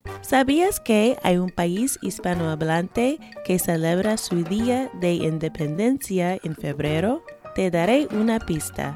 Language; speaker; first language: Spanish; non-native, fluent; English